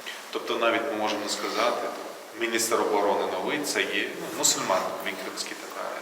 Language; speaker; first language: Ukrainian; non-native, local second language; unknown